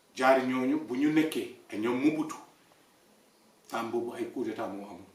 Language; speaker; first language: Wolof; non-native, local second language; Fula